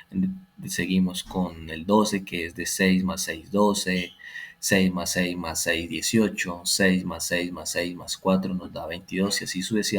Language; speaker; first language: Spanish; native; Spanish